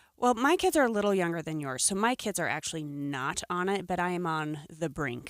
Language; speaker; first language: English; native; English